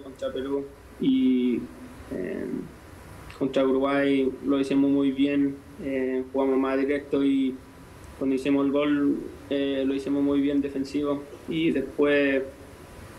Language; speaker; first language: Spanish; native; Spanish